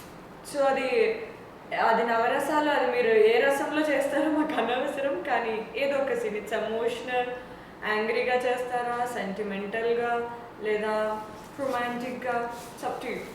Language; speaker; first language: Telugu; native; Telugu